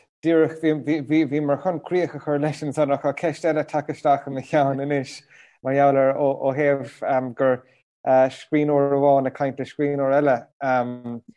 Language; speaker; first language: Irish; non-native, local second language; English